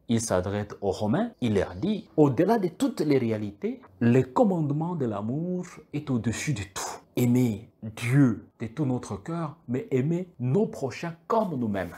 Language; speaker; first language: French; non-native, local second language; Kituba (Democratic Republic of Congo)